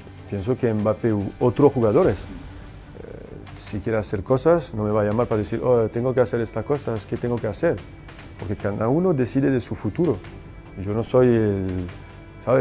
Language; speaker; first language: Spanish; non-native, fluent; French